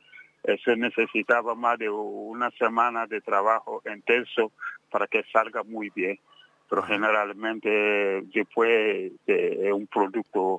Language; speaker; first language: Spanish; non-native, fluent; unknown